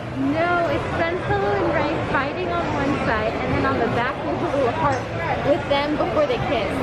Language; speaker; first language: English; native; English